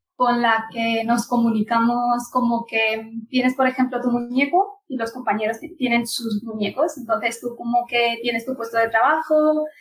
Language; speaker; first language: Spanish; non-native, fluent; Punjabi